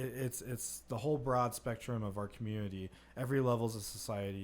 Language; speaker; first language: English; native; English